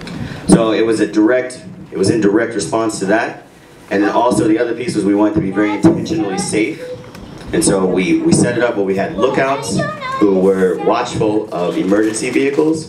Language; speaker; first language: English; native; English